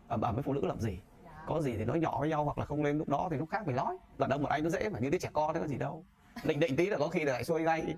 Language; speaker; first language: Vietnamese; native; Vietnamese